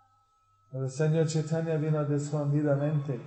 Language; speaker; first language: Spanish; non-native, fluent; English